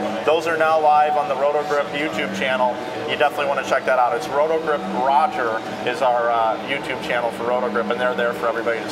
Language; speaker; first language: English; native; English